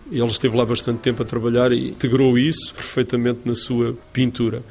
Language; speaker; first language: Portuguese; native; Portuguese